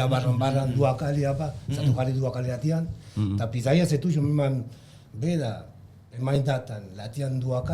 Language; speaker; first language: Indonesian; non-native, learner; Spanish